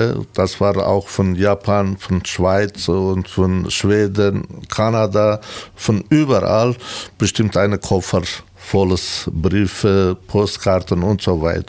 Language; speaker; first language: German; non-native, learner; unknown